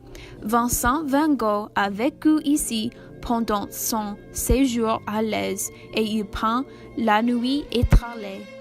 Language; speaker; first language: French; non-native, learner; English